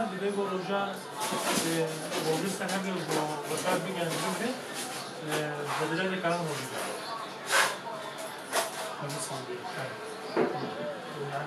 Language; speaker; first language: Turkish; native; Turkish